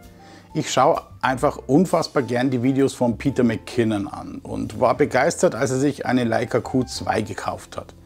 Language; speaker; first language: German; native; German